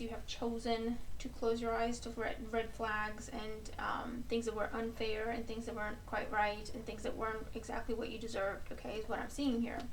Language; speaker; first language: English; native; English